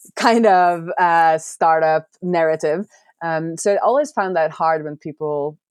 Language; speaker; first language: English; non-native, fluent; Norwegian